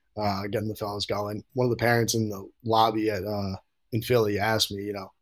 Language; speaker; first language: English; native; English